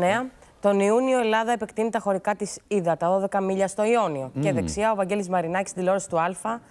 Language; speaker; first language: Greek; native; Greek